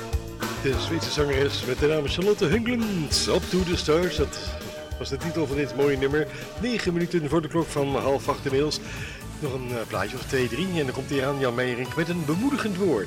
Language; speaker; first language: Dutch; native; Dutch